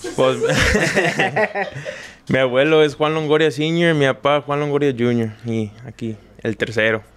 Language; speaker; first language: Spanish; native; Spanish